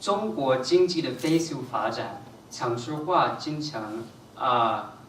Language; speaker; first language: Chinese; non-native, fluent; English